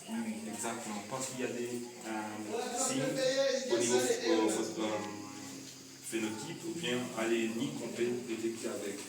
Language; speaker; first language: French; non-native, local second language; Rundi